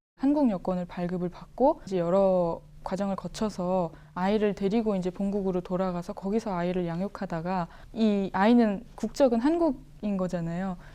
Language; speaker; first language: Korean; native; Korean